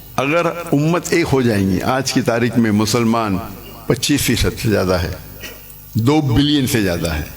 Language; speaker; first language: Urdu; non-native, local second language; English